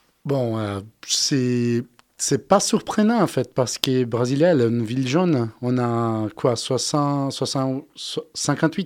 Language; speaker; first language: French; non-native, fluent; Portuguese